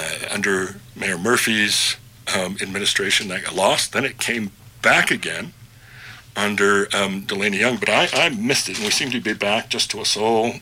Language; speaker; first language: English; native; English